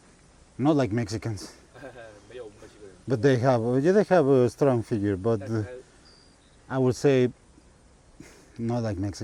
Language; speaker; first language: English; non-native, learner; Spanish